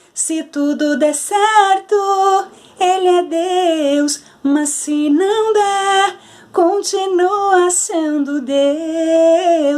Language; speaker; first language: Portuguese; native; Portuguese